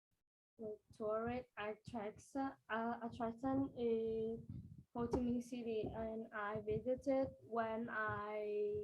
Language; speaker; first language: English; non-native, learner; Vietnamese